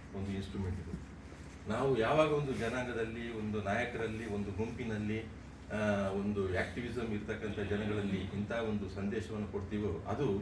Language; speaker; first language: Kannada; non-native, local second language; Kodava